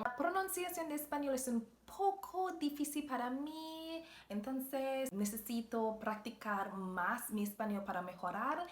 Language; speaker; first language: Spanish; non-native, learner; English